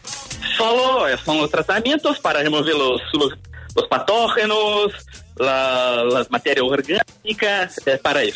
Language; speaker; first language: Spanish; non-native, learner; Portuguese